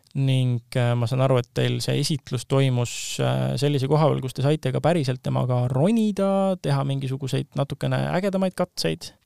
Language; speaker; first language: Estonian; native; Estonian